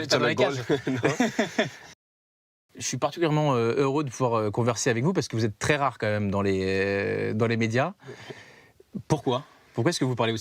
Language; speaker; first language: French; native; French